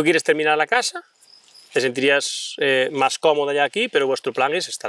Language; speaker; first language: Spanish; native; Spanish